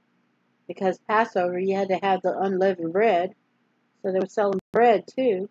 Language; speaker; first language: English; native; English